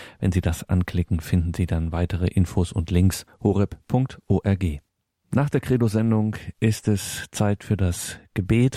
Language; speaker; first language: German; native; German